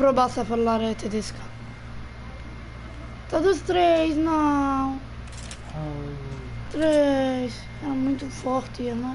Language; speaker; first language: Portuguese; non-native, fluent; Italian